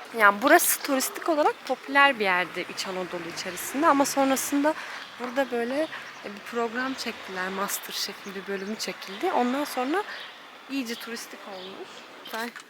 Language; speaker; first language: Turkish; native; Turkish